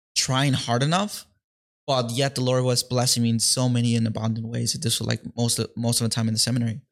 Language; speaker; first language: English; early bilingual, other home language; Spanish